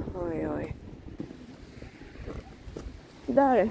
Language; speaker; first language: Swedish; non-native, fluent; Japanese